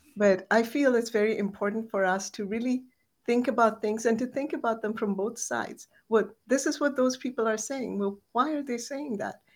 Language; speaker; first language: English; non-native, local second language; Bangla